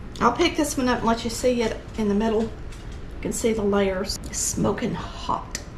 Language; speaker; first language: English; native; English